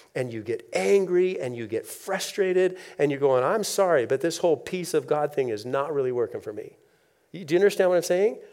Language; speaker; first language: English; native; English